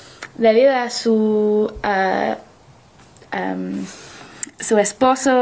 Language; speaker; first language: Spanish; non-native, learner; English